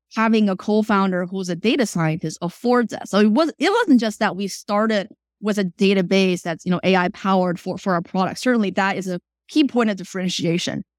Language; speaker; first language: English; early bilingual, other home language; Chinese